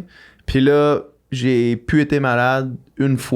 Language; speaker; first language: French; native; French